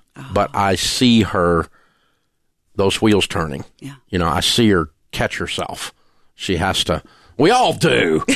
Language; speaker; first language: English; native; English